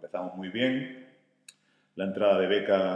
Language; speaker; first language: Spanish; native; Spanish